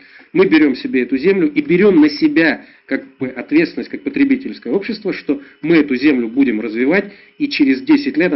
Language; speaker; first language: Russian; native; Russian